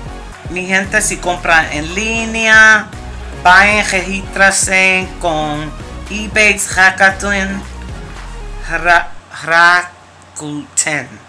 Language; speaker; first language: Spanish; early bilingual, heritage; Spanish